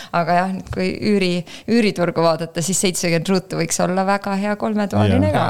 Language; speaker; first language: Estonian; native; Estonian